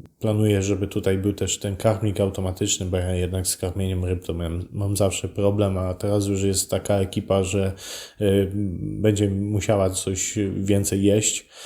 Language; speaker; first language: Polish; native; Polish